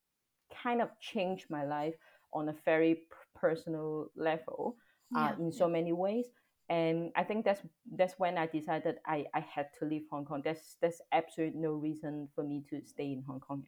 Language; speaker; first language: English; non-native, local second language; Cantonese